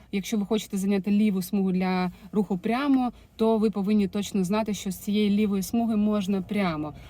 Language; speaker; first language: Ukrainian; non-native, local second language; Russian